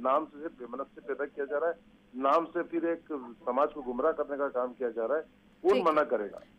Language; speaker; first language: Hindi; native; Hindi